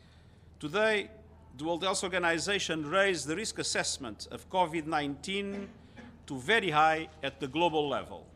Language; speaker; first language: English; non-native, fluent; Portuguese